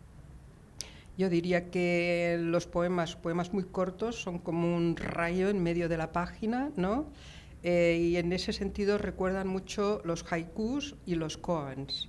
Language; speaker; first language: Spanish; native; Spanish